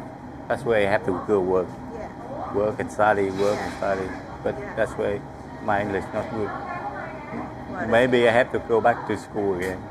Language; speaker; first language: English; non-native, learner; Vietnamese